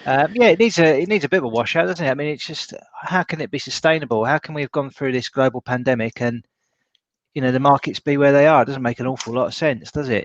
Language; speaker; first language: English; native; English